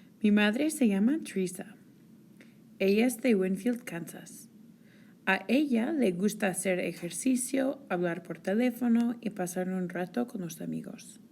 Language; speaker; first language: Spanish; non-native, fluent; English